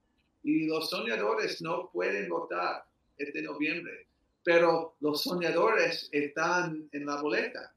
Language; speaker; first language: Spanish; early bilingual, heritage; English